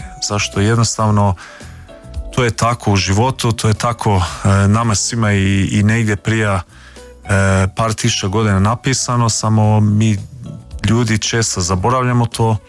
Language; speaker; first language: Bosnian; early bilingual, heritage; Croatian